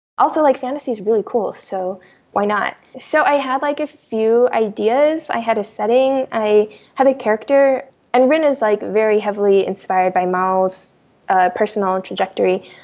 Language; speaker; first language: English; early bilingual, other home language; Chinese